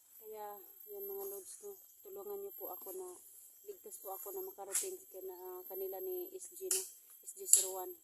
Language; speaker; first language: Filipino; native; Filipino